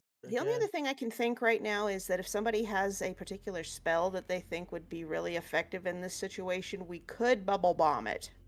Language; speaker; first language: English; native; English